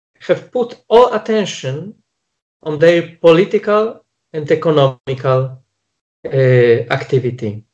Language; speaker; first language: English; non-native, fluent; Polish